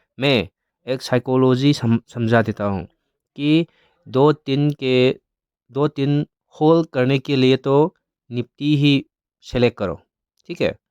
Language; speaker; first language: Hindi; non-native, local second language; Manipuri